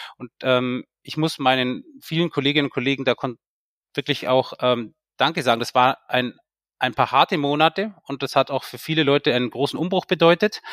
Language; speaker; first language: German; native; German